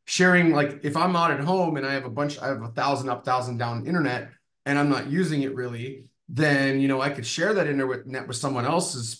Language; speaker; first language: English; native; English